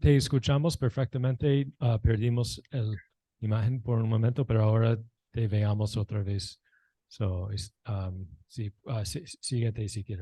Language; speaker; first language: Spanish; non-native, fluent; English